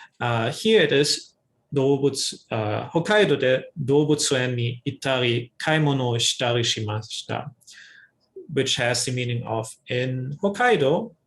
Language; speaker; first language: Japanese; non-native, fluent; English